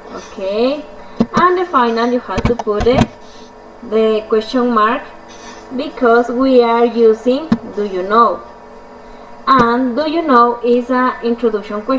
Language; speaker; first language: English; non-native, fluent; Spanish